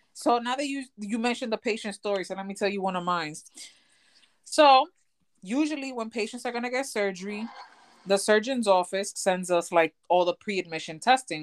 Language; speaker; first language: English; early bilingual, other home language; Spanish